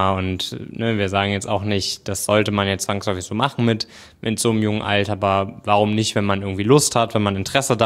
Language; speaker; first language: German; native; German